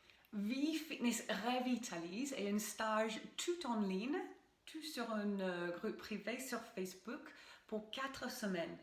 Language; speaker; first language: French; non-native, fluent; English